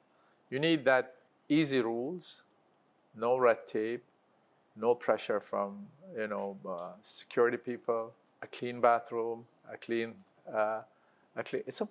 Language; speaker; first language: English; non-native, local second language; Arabic